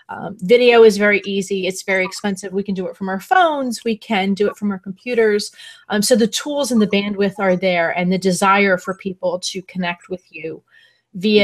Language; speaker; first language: English; native; English